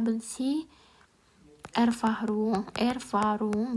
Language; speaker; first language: German; non-native, learner; Indonesian